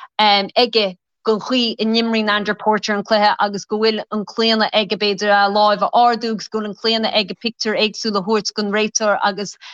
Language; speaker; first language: Irish; native; Irish